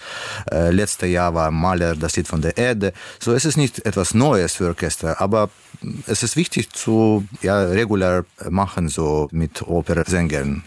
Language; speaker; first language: German; non-native, learner; Russian